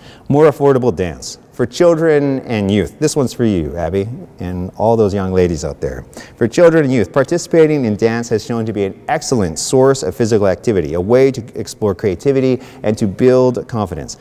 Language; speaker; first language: English; native; English